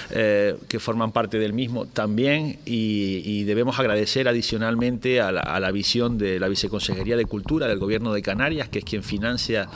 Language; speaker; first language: Spanish; native; Spanish